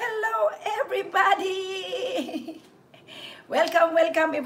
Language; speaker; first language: English; non-native, local second language; Filipino